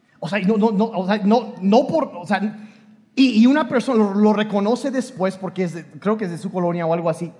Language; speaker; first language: Spanish; non-native, fluent; English